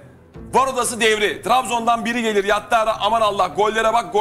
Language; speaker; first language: Turkish; native; Turkish